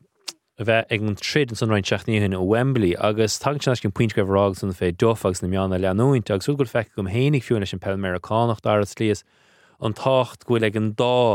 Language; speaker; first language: Irish; native; Irish